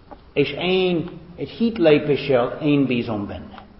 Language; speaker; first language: Hungarian; non-native, fluent; English